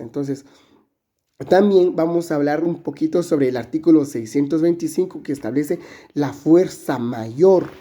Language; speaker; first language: Spanish; native; Spanish